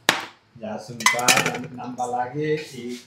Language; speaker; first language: Indonesian; non-native, learner; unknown